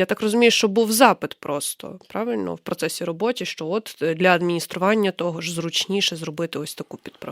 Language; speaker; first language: Ukrainian; native; Ukrainian